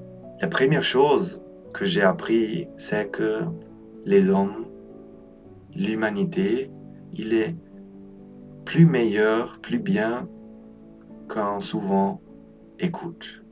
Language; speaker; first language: French; non-native, learner; Polish